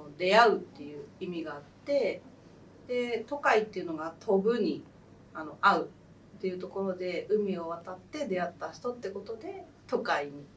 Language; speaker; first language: Japanese; early bilingual, other home language; Khmer